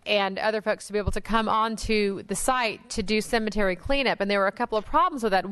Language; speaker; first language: English; native; English